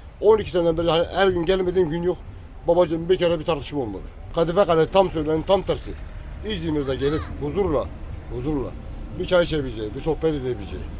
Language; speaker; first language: Turkish; native; Turkish